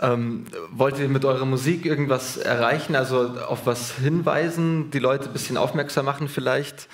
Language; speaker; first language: German; native; German